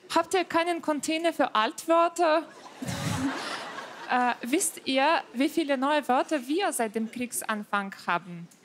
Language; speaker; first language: German; non-native, fluent; Ukrainian